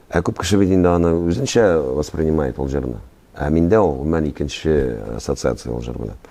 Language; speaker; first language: Tatar; native; Tatar